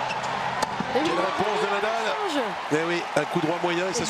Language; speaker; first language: French; native; French